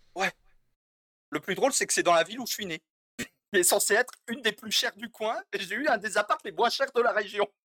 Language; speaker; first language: French; native; French